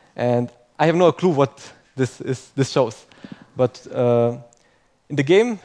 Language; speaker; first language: English; non-native, fluent; Croatian